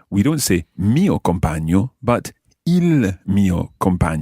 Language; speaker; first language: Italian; non-native, fluent; English